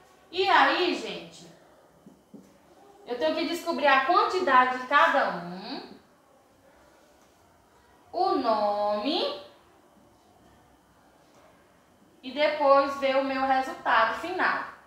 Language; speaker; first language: Portuguese; native; Portuguese